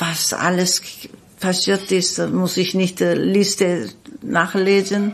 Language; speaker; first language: German; non-native, fluent; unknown